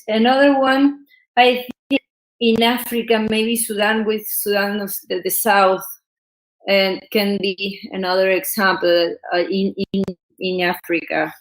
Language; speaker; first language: English; non-native, learner; Spanish